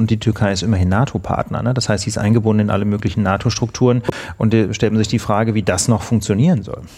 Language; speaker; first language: German; native; German